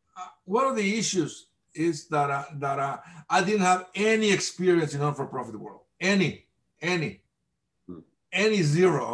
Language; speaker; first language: English; non-native, fluent; Spanish